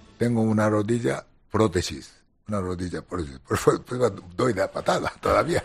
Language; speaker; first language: Spanish; non-native, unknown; Japanese